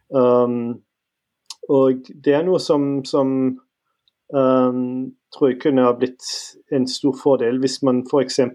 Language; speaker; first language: Norwegian; non-native, fluent; German